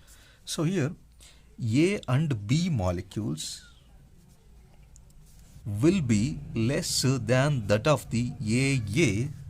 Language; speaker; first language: English; non-native, local second language; Kannada